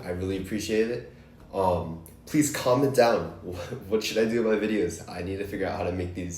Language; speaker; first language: English; native; English